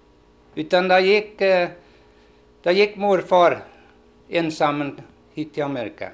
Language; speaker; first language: Swedish; early bilingual, heritage; Swedish